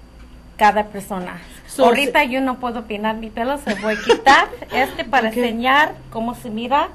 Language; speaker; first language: Spanish; early bilingual, heritage; Spanish